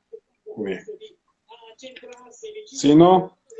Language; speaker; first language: French; non-native, local second language; Arabic